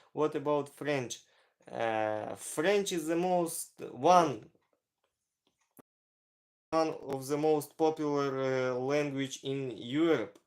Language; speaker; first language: English; non-native, learner; Ukrainian